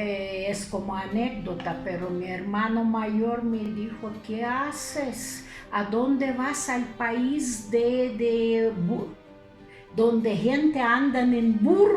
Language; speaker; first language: Spanish; non-native, fluent; Lithuanian